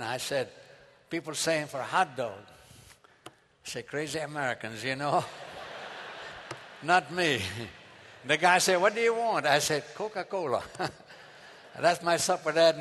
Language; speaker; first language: English; non-native, fluent; Arabic